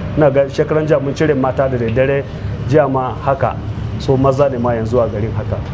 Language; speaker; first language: Hausa; non-native, local second language; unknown